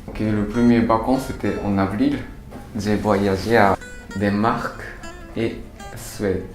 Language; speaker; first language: French; non-native, learner; Japanese